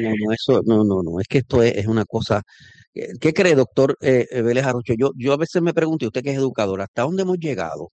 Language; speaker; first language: Spanish; native; Spanish